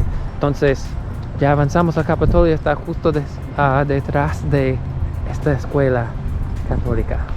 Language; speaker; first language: Spanish; non-native, fluent; English